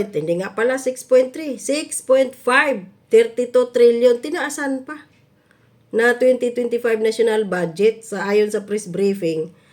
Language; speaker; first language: Filipino; non-native, local second language; Cebuano